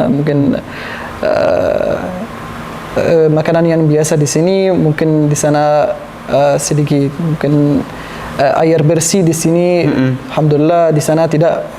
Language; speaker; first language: Indonesian; non-native, learner; Arabic